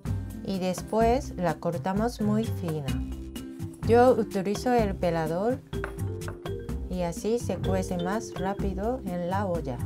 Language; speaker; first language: Spanish; non-native, fluent; Japanese